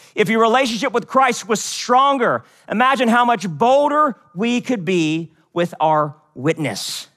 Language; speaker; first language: English; native; English